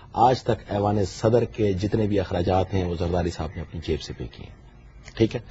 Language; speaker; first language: Urdu; native; Urdu